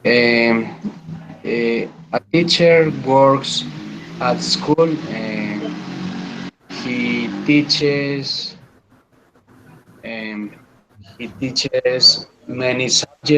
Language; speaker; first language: English; non-native, learner; Spanish